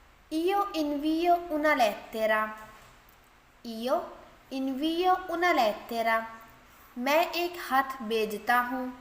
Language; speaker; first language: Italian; non-native, fluent; Urdu